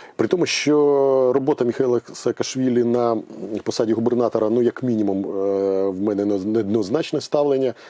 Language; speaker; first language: Ukrainian; native; Ukrainian